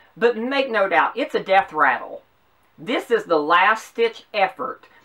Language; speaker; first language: English; native; English